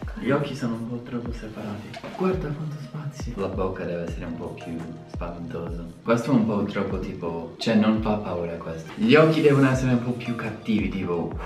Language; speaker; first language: Italian; non-native, fluent; English